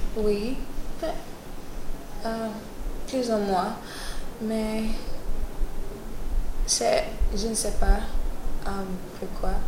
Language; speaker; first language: French; non-native, learner; English